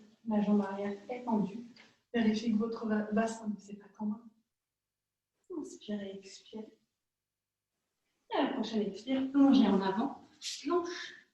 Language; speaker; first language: French; native; French